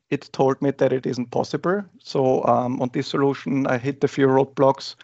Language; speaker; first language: English; non-native, fluent; German